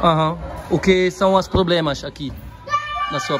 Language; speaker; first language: Portuguese; non-native, learner; German